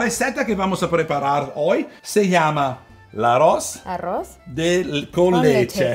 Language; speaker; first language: Spanish; non-native, learner; Italian